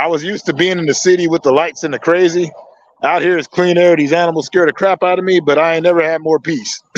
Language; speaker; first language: English; native; English